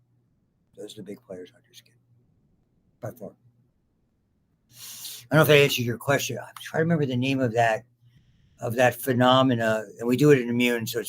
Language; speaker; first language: English; native; English